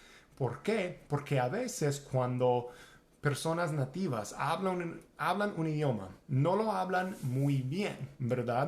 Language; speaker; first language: Spanish; non-native, fluent; English